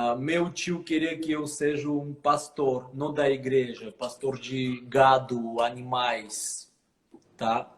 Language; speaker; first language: Portuguese; non-native, fluent; Armenian